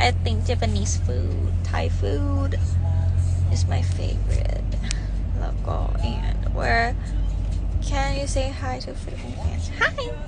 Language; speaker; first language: English; non-native, fluent; Thai